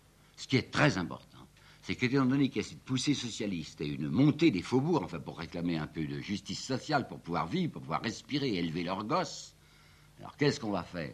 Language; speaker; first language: French; native; French